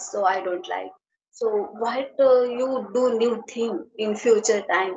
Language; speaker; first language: English; non-native, learner; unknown